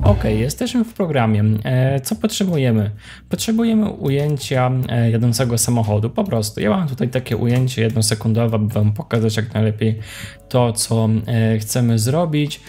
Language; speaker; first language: Polish; native; Polish